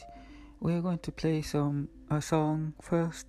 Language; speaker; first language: English; non-native, learner; Spanish